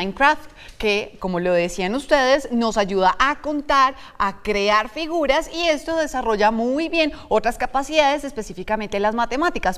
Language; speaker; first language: Spanish; native; Spanish